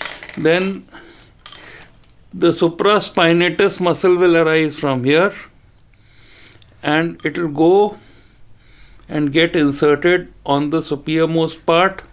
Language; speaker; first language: English; non-native, local second language; Hindi